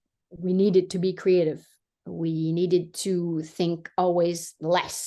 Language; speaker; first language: English; non-native, fluent; French